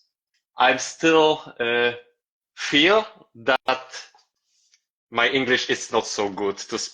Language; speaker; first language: English; non-native, learner; Polish